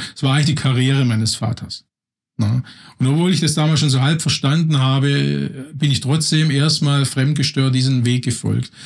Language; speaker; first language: German; native; German